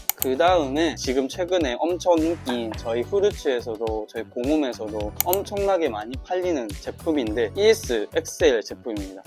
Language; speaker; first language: Korean; native; Korean